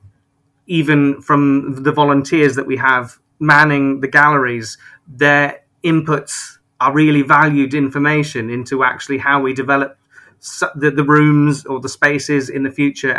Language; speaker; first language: English; native; English